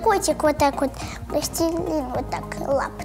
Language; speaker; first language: Russian; native; Russian